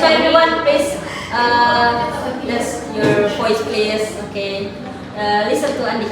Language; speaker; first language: English; non-native, learner; Indonesian